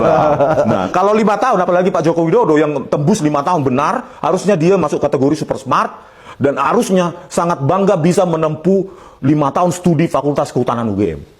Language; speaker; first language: Indonesian; native; Indonesian